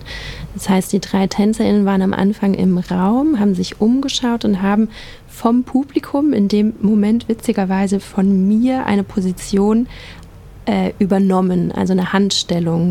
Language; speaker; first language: German; native; German